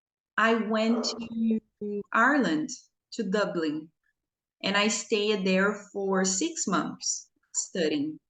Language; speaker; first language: English; non-native, fluent; Portuguese